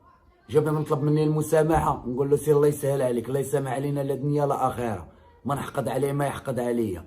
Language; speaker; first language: Arabic; native; Arabic